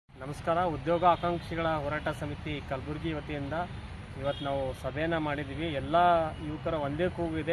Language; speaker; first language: Kannada; native; Kannada